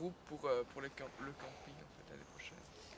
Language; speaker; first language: French; native; French